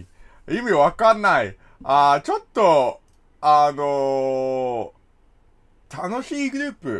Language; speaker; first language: Japanese; non-native, learner; English